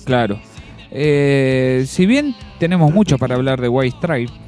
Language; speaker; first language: Spanish; native; Spanish